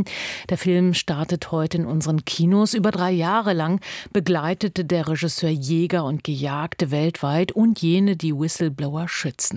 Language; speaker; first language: German; native; German